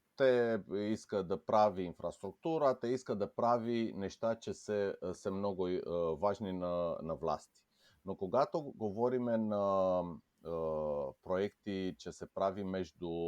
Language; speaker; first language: Bulgarian; non-native, fluent; Romanian